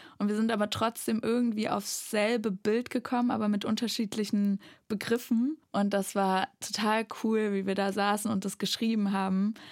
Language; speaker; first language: German; native; German